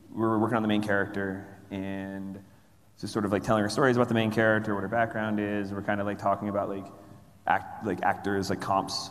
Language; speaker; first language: English; native; English